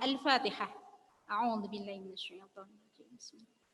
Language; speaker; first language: Arabic; non-native, fluent; Indonesian